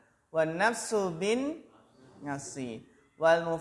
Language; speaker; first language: Arabic; non-native, fluent; Indonesian